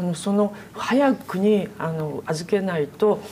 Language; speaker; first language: Japanese; native; Japanese